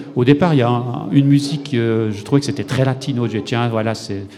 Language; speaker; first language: French; non-native, local second language; Rundi